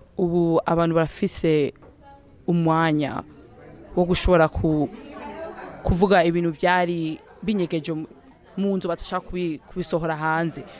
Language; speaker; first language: Rundi; early bilingual, heritage; Rundi